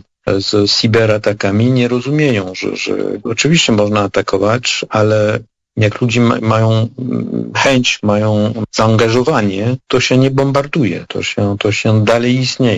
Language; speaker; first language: Polish; non-native, fluent; French